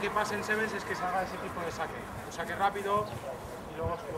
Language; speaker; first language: Spanish; native; Spanish